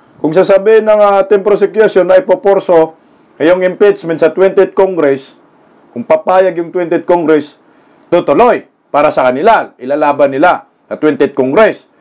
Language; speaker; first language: Filipino; non-native, local second language; Cebuano